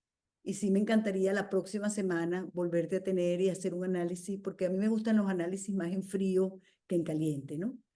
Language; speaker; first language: Spanish; native; Spanish